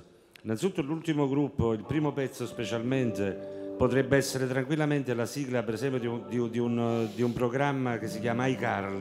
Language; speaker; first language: Italian; native; Italian